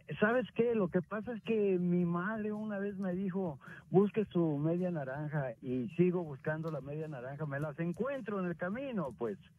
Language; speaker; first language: Spanish; native; Spanish